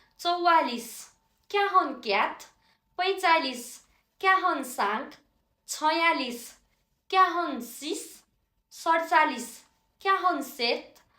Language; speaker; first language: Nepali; native; Nepali